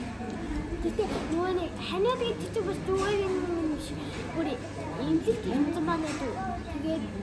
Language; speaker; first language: Mongolian; early bilingual, heritage; Mongolian